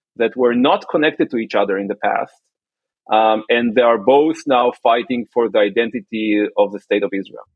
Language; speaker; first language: English; non-native, fluent; Hebrew